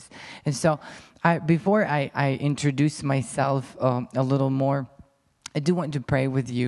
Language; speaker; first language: English; non-native, fluent; Ukrainian